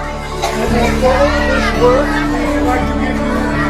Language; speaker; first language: English; non-native, fluent; Dutch